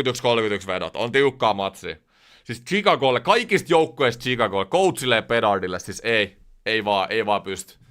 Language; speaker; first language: Finnish; native; Finnish